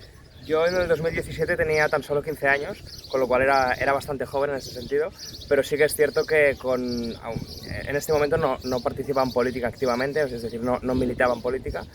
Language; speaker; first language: Spanish; non-native, local second language; Catalan